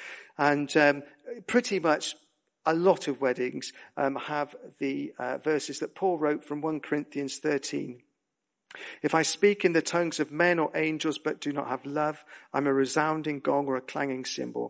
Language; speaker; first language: English; native; English